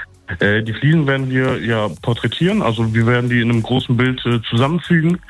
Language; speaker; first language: German; native; German